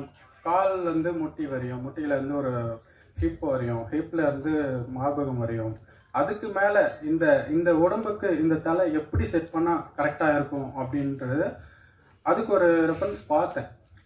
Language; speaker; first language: Tamil; native; Tamil